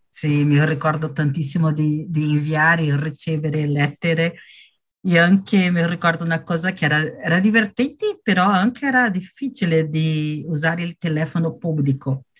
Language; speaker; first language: Italian; non-native, fluent; Portuguese